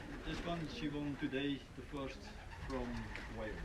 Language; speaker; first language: English; non-native, learner; Dutch